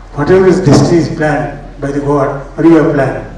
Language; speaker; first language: English; non-native, local second language; Marathi